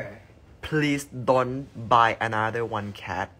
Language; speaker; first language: English; non-native, learner; Thai